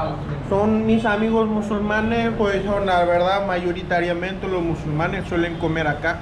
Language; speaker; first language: Spanish; non-native, fluent; Hindi